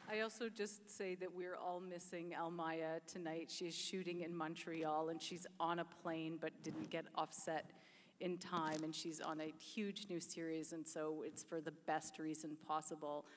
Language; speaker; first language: English; native; English